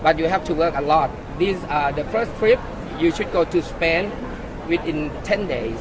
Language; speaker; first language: English; non-native, learner; Thai